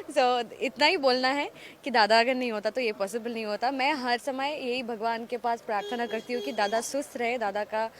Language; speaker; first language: Hindi; non-native, local second language; Assamese